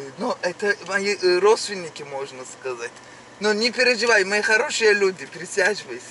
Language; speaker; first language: Russian; non-native, learner; Turkish